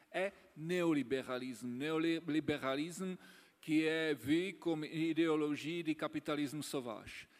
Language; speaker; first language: French; non-native, fluent; Czech